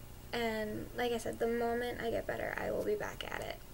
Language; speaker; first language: English; native; English